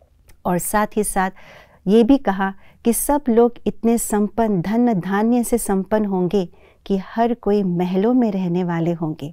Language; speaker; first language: Hindi; native; Hindi